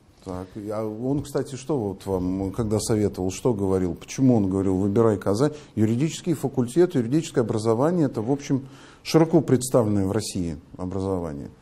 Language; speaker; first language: Russian; native; Russian